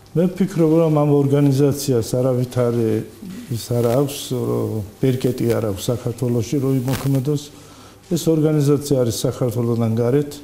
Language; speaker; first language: Georgian; non-native, local second language; Azerbaijani